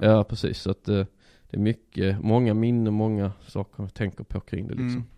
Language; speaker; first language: Swedish; native; Swedish